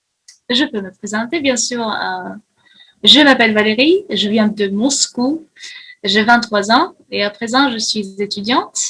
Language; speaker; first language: French; non-native, fluent; Russian